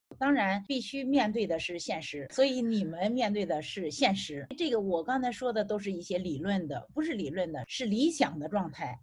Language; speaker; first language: Chinese; native; Chinese